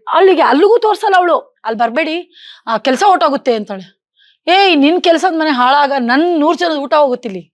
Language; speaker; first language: Kannada; native; Kannada